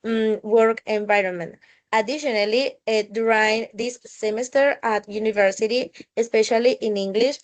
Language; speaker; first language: English; non-native, fluent; Spanish